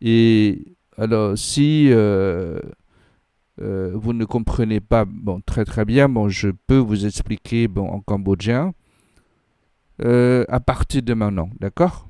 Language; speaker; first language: French; non-native, fluent; Khmer